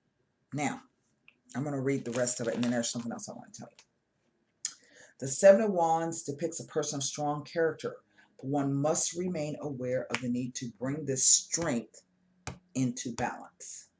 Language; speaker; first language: English; native; English